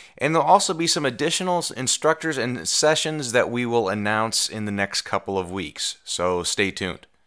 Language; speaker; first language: English; native; English